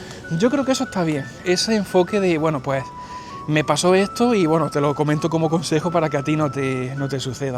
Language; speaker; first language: Spanish; native; Spanish